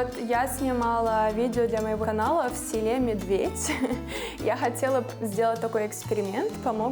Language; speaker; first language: Russian; non-native, fluent; English